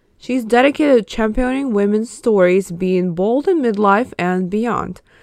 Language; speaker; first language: English; non-native, fluent; Ukrainian